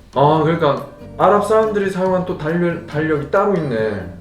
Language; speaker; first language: Korean; native; Korean